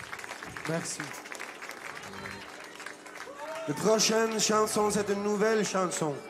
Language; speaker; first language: French; non-native, learner; Icelandic